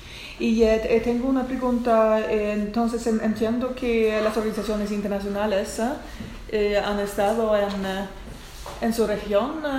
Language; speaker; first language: Spanish; non-native, fluent; Swedish